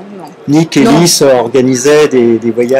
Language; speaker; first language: French; native; French